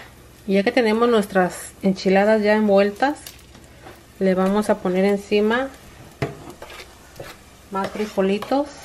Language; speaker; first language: Spanish; native; Spanish